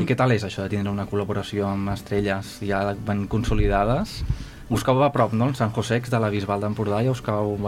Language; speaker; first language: Catalan; native; Catalan